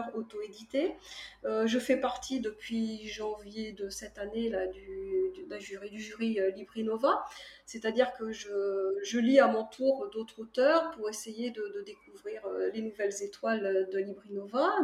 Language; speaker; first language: French; native; French